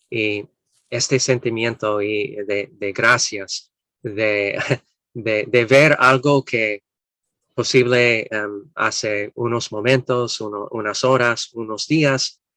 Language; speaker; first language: Spanish; non-native, fluent; English